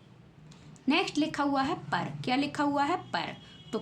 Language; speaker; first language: Hindi; native; Hindi